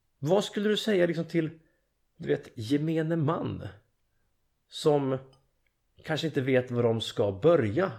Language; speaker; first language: Swedish; native; Swedish